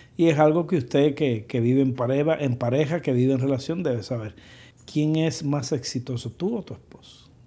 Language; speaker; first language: Spanish; native; Spanish